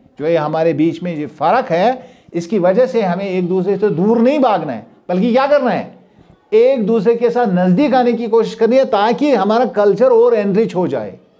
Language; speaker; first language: Urdu; non-native, local second language; Kashmiri